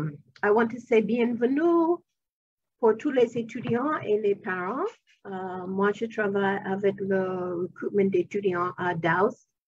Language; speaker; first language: French; non-native, fluent; English